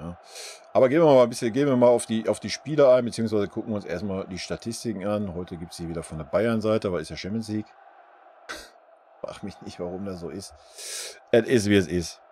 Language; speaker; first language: German; native; German